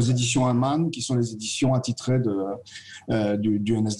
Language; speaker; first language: French; native; French